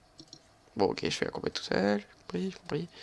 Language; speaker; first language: French; native; French